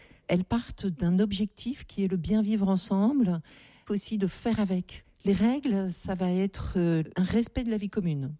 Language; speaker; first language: French; native; French